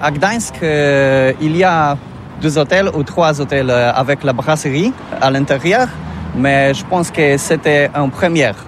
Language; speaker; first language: French; non-native, learner; Polish